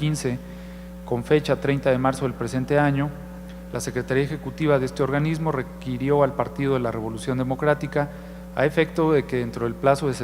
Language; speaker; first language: Spanish; native; Spanish